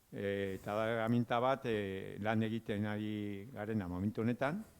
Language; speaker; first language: Basque; non-native, local second language; Spanish